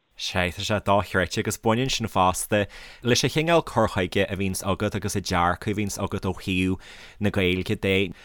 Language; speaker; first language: Irish; native; Irish